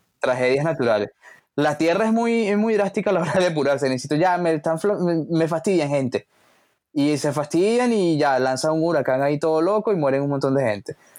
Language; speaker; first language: Spanish; native; Spanish